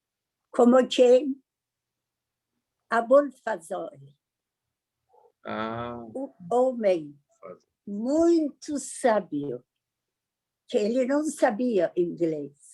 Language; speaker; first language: Portuguese; non-native, learner; Persian